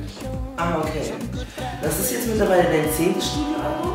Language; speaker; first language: German; native; German